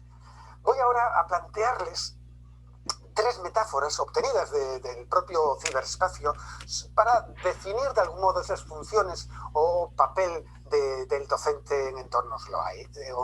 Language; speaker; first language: Spanish; native; Spanish